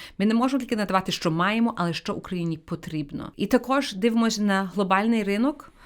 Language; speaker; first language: Ukrainian; early bilingual, heritage; Ukrainian